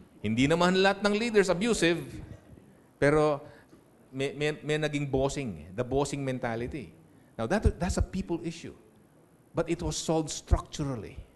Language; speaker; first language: English; non-native, local second language; Filipino